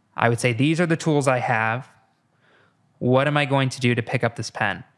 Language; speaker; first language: English; native; English